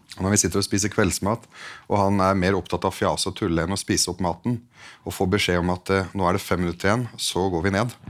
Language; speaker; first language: Norwegian; early bilingual, other home language; Arabic